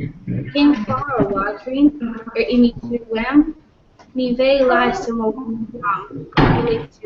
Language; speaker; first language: Irish; non-native, local second language; English